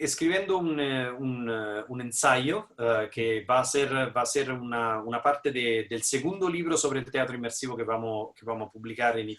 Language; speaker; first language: Spanish; non-native, fluent; Italian